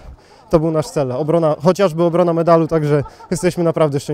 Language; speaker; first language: Polish; native; Polish